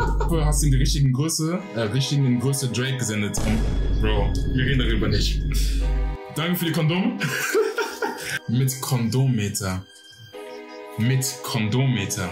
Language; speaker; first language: German; native; German